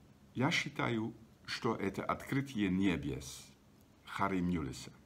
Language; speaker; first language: Russian; non-native, fluent; Dutch